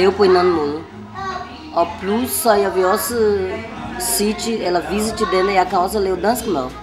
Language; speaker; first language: Danish; non-native, fluent; Portuguese